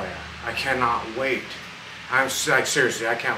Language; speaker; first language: English; native; English